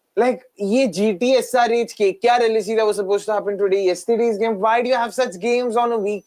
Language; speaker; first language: English; non-native, local second language; Hindi